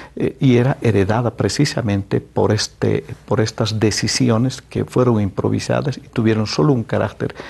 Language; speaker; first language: Spanish; native; Spanish